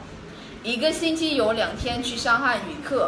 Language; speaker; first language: Chinese; non-native, fluent; Vietnamese